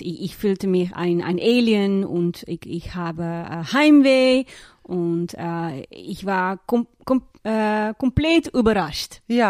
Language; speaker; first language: German; non-native, learner; Dutch